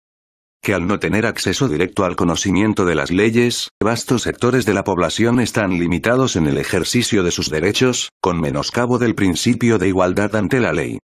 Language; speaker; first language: Spanish; native; Spanish